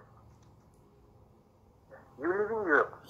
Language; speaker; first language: English; non-native, learner; Nepali